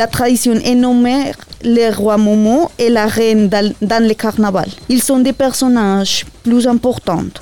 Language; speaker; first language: French; non-native, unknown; Spanish